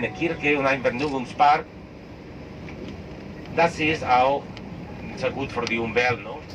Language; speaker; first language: German; non-native, learner; Catalan